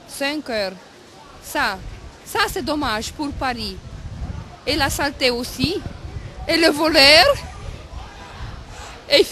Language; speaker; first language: French; non-native, learner; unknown